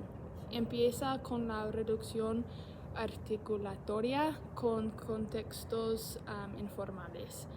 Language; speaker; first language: Spanish; non-native, learner; English